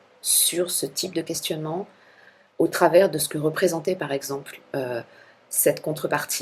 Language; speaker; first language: French; native; French